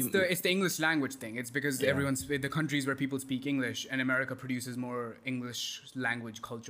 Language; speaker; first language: English; non-native, local second language; Hindi